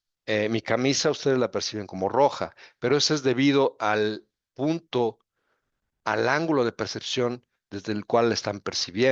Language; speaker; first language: Spanish; native; Spanish